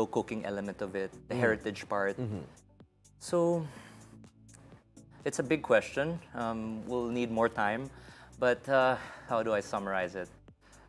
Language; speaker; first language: English; non-native, local second language; Hiligaynon